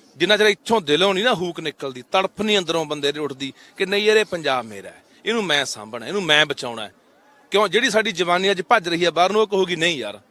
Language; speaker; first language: Punjabi; native; Punjabi